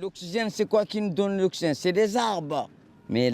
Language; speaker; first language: French; non-native, local second language; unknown